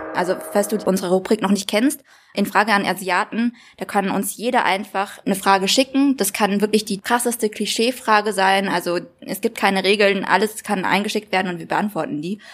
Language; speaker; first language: German; early bilingual, other home language; Vietnamese